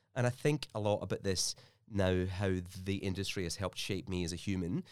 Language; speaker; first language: English; native; English